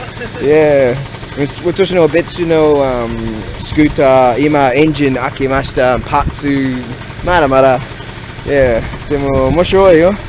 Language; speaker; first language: Japanese; non-native, learner; English